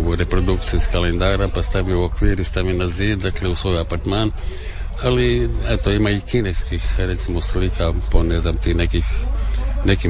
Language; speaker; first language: Serbian; native; Serbian